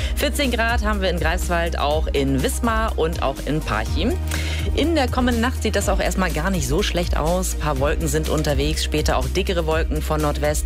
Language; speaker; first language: German; native; German